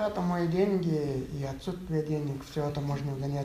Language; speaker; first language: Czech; non-native, learner; Russian